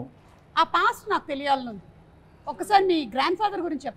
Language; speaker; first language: Telugu; native; Telugu